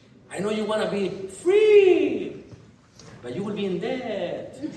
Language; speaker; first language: English; non-native, fluent; Spanish